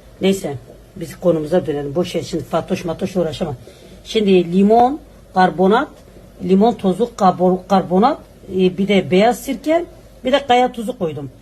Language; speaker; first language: Turkish; native; Turkish